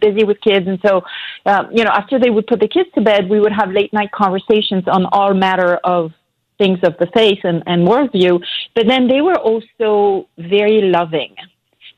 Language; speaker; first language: English; non-native, fluent; French